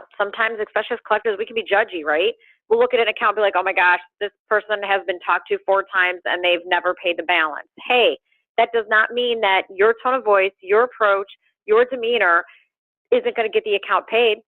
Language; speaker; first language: English; native; English